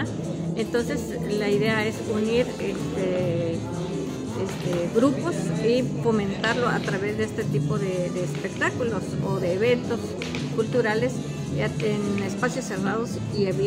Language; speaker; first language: Spanish; native; Spanish